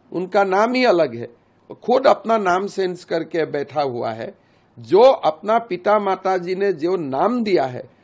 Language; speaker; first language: Hindi; non-native, local second language; Assamese